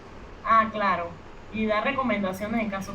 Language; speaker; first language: Spanish; native; Spanish